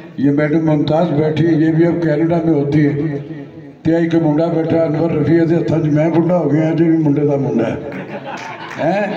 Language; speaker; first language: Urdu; non-native, local second language; Punjabi